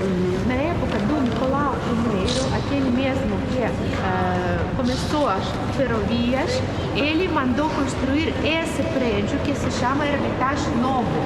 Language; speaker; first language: Portuguese; non-native, fluent; Russian